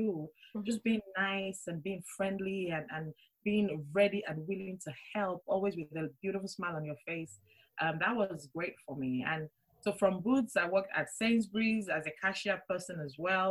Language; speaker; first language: English; non-native, local second language; Yoruba